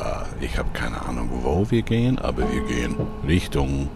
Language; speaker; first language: German; non-native, learner; English